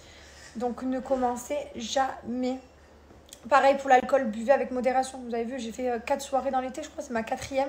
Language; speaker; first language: French; native; French